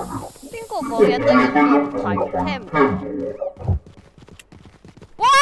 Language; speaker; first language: Chinese; native; Chinese